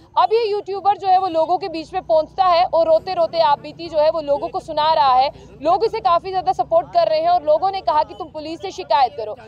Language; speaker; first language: Hindi; native; Hindi